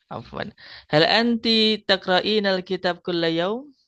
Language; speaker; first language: Arabic; non-native, learner; Indonesian